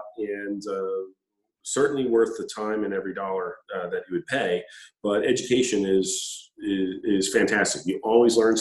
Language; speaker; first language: English; native; English